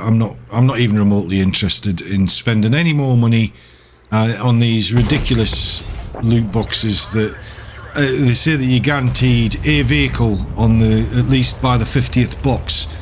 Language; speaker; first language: English; native; English